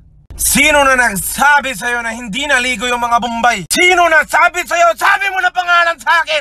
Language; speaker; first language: Filipino; non-native, fluent; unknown